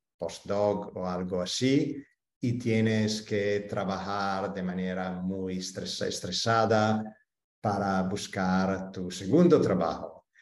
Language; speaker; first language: Spanish; non-native, fluent; Italian